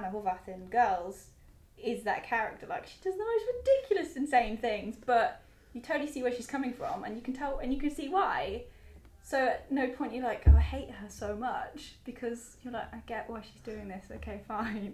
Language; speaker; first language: English; native; English